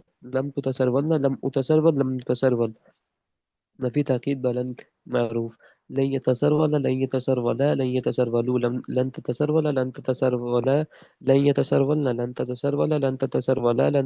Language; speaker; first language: Arabic; non-native, learner; Urdu